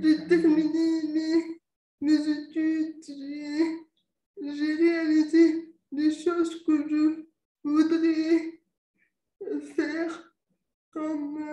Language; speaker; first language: French; non-native, local second language; Arabic